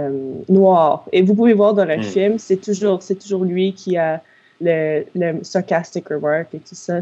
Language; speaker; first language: French; non-native, local second language; English